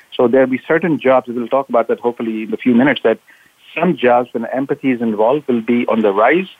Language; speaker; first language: English; non-native, local second language; Urdu